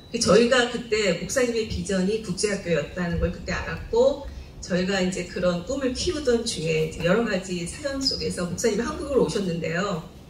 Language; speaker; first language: Korean; native; Korean